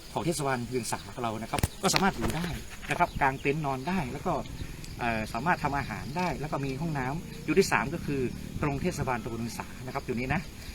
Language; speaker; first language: Thai; native; Thai